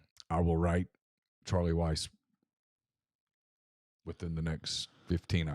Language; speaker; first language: English; native; English